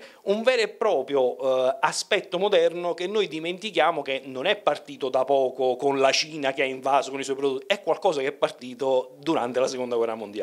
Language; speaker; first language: Italian; native; Italian